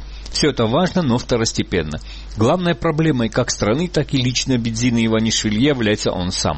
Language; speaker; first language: Russian; native; Russian